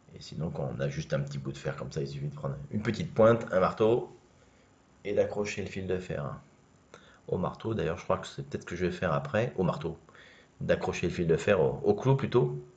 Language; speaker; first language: French; native; French